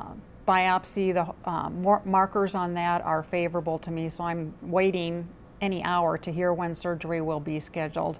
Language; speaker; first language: English; native; English